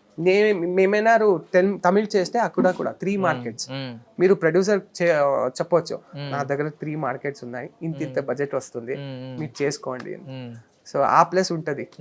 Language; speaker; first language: Telugu; non-native, learner; Kannada